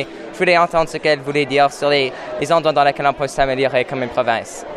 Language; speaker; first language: French; non-native, fluent; English